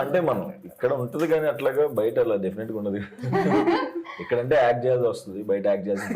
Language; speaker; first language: Telugu; native; Telugu